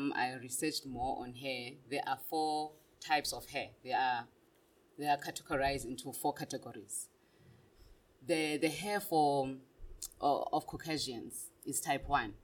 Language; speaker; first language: English; non-native, local second language; Xhosa